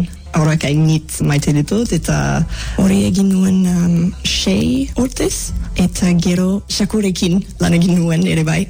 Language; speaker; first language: Basque; non-native, fluent; English